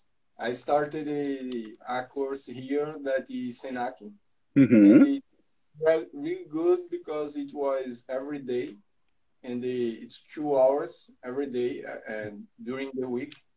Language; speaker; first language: English; non-native, learner; Portuguese